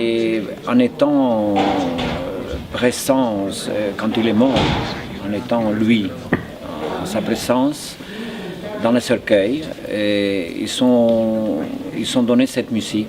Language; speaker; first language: French; non-native, fluent; Spanish